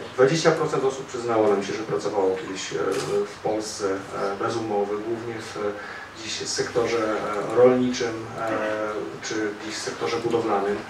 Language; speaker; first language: Polish; native; Polish